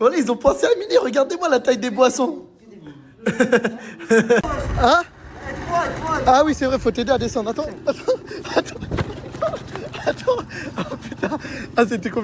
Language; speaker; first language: French; native; French